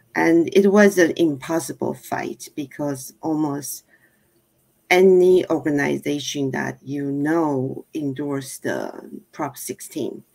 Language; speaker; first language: English; non-native, fluent; Chinese